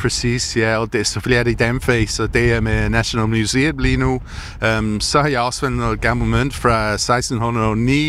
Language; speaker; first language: Danish; non-native, fluent; English